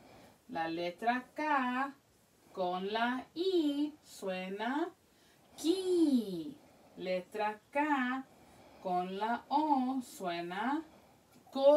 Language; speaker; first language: Spanish; early bilingual, heritage; Spanish